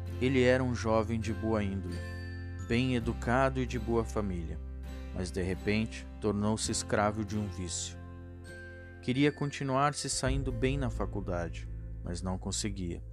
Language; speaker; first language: Portuguese; native; Portuguese